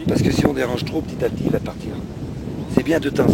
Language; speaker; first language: French; native; French